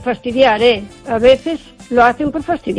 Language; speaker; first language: Spanish; native; Spanish